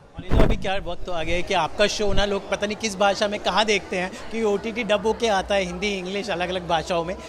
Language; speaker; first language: Hindi; native; Hindi